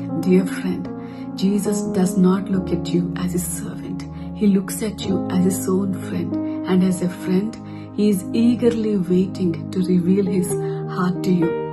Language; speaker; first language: English; non-native, local second language; Telugu